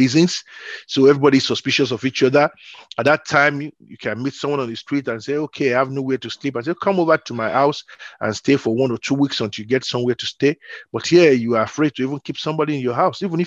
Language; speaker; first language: English; non-native, local second language; Yoruba